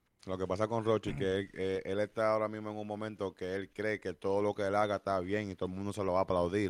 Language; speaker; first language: Spanish; early bilingual, heritage; Spanish